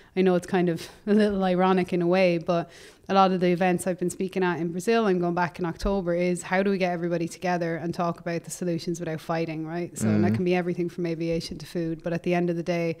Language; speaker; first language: English; native; English